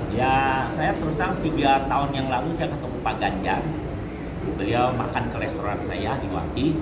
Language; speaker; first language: Indonesian; early bilingual, heritage; Indonesian